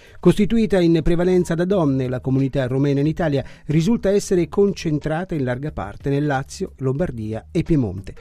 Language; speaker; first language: Italian; native; Italian